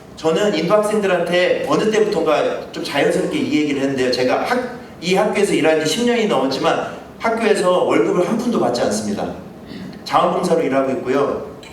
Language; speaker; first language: Korean; native; Korean